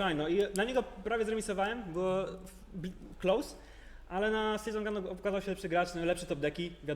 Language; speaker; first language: Polish; native; Polish